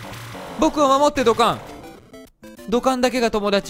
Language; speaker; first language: Japanese; native; Japanese